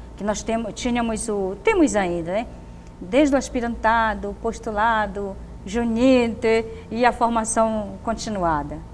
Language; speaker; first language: Portuguese; native; Portuguese